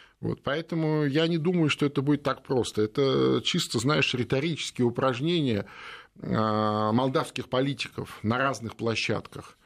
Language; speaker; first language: Russian; native; Russian